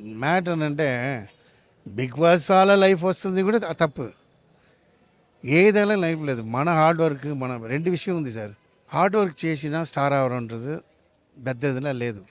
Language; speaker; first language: Telugu; non-native, local second language; Tamil